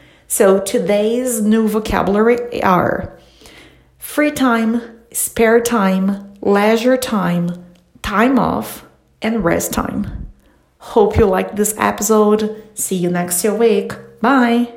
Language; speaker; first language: English; non-native, fluent; Portuguese